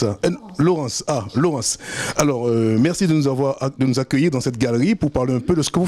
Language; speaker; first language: French; native; French